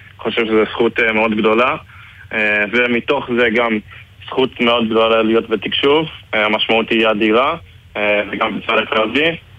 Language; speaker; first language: Hebrew; non-native, fluent; English